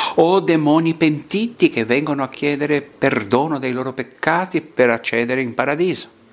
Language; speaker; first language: Italian; non-native, fluent; Portuguese